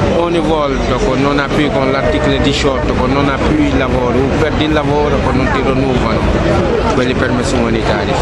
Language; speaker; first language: Italian; non-native, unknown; Wolof